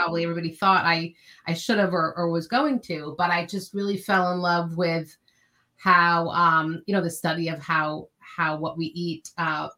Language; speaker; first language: English; native; English